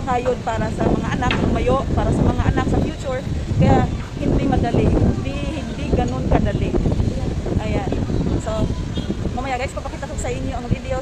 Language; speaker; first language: Filipino; non-native, local second language; Cebuano